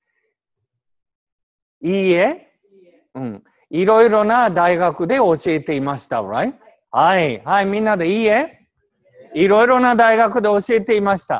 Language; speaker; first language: Japanese; native; Japanese